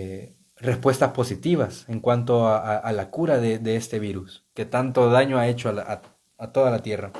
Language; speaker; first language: Spanish; native; Spanish